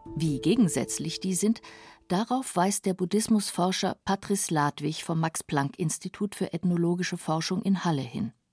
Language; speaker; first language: German; native; German